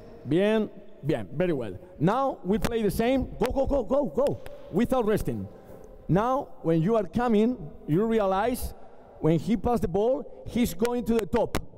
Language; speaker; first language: English; non-native, learner; Spanish